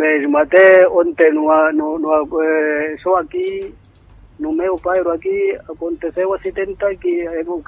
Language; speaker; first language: Portuguese; non-native, local second language; Makhuwa